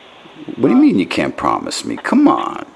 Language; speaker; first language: English; native; English